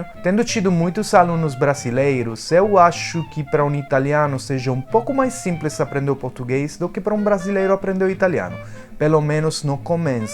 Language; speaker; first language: Portuguese; non-native, fluent; Italian